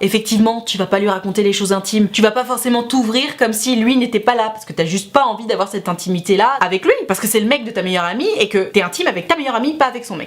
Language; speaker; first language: French; native; French